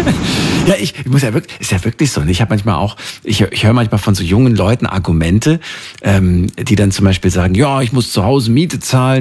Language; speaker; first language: German; native; German